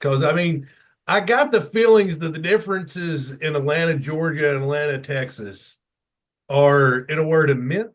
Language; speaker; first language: English; native; English